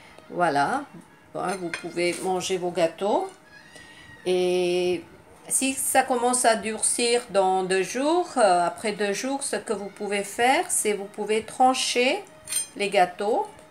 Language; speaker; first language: French; non-native, fluent; Hindi